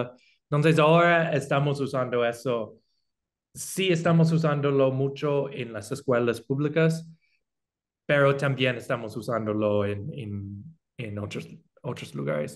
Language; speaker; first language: Spanish; non-native, fluent; English